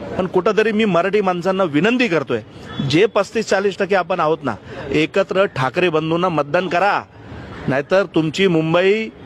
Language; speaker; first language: Marathi; non-native, local second language; Gujarati